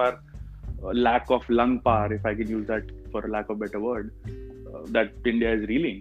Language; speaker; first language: English; non-native, local second language; Hindi